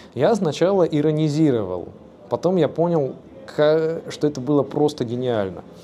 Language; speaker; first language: Russian; native; Russian